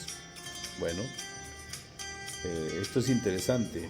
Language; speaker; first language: Spanish; native; Spanish